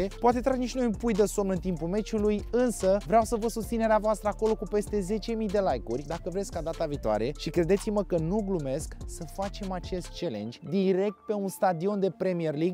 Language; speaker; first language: Romanian; native; Romanian